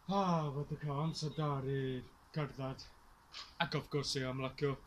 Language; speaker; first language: Welsh; non-native, learner; English